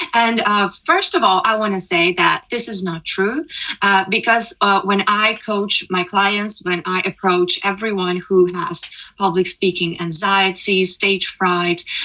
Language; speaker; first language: English; non-native, fluent; Russian